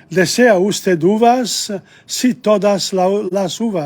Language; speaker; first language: Spanish; non-native, learner; English